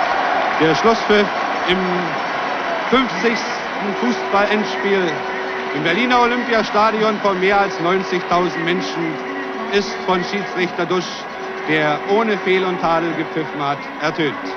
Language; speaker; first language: German; native; German